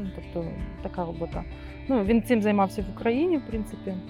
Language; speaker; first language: Ukrainian; native; Ukrainian